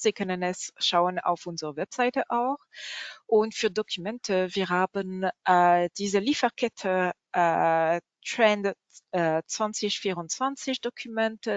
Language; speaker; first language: German; non-native, learner; French